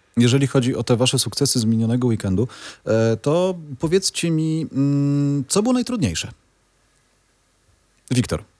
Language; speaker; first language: Polish; native; Polish